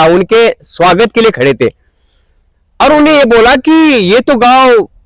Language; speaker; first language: Hindi; non-native, local second language; Marathi